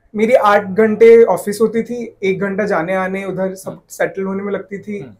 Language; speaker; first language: Hindi; non-native, local second language; Odia